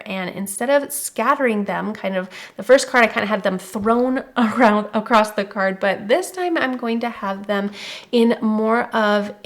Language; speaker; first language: English; native; English